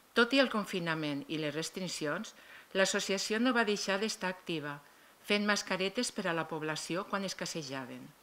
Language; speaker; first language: Catalan; native; Catalan